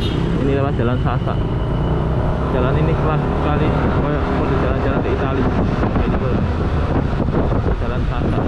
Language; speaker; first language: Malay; non-native, local second language; Javanese